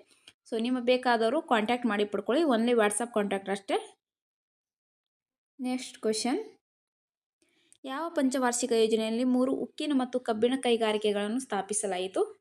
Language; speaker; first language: Kannada; native; Kannada